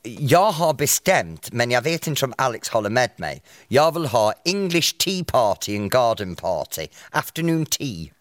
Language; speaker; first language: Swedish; non-native, fluent; English